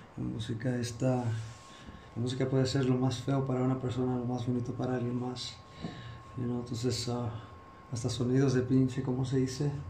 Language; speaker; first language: Spanish; early bilingual, heritage; Spanish